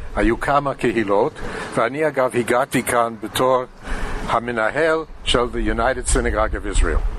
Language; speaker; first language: Hebrew; non-native, fluent; English